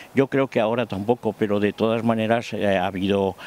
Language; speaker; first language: Spanish; native; Spanish